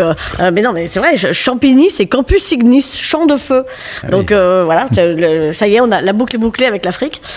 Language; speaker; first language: French; native; French